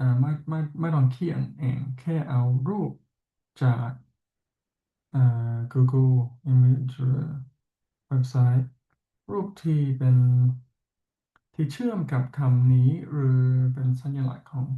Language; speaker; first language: Thai; non-native, fluent; English